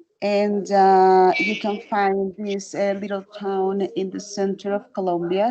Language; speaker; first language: English; non-native, fluent; Spanish